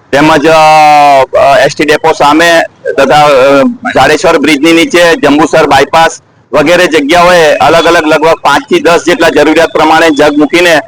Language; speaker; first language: Gujarati; native; Gujarati